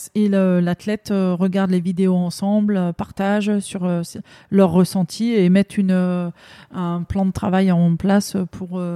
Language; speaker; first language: French; native; French